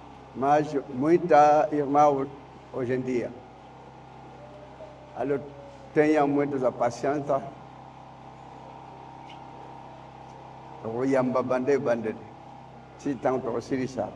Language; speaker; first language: Portuguese; non-native, learner; Lingala